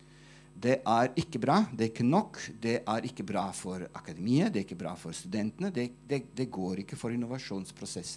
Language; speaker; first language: Norwegian; non-native, fluent; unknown